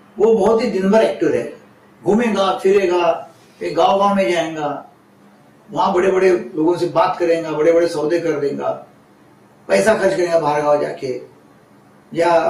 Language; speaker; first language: Hindi; non-native, local second language; Marathi